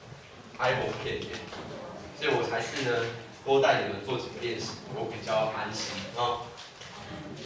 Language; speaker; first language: Chinese; native; Chinese